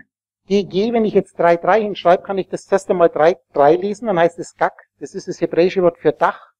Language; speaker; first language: German; native; German